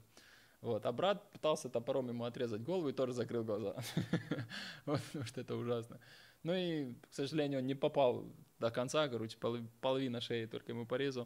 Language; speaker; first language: Russian; native; Russian